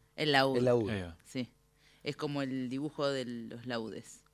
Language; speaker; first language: Spanish; native; Spanish